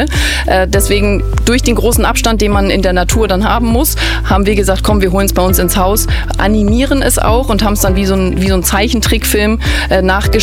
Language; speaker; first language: German; native; German